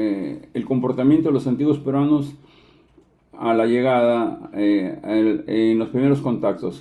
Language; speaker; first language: Spanish; native; Spanish